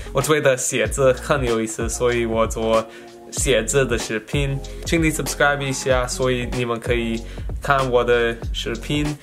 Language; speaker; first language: Chinese; non-native, learner; English